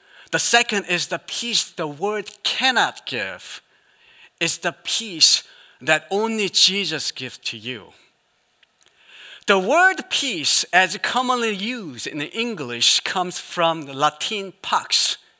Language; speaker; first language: English; non-native, fluent; Korean